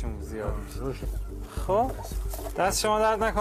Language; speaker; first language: Persian; native; Persian